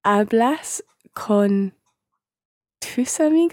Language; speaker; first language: Spanish; non-native, learner; English